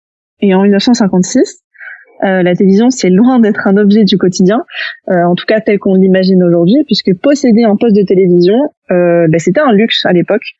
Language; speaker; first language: French; native; French